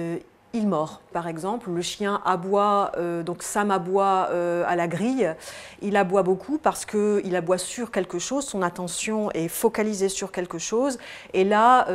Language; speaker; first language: French; native; French